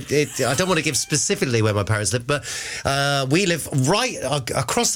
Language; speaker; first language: English; native; English